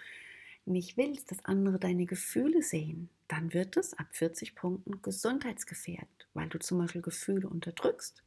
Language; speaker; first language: German; native; German